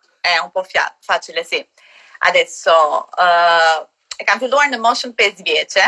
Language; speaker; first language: Italian; non-native, learner; Albanian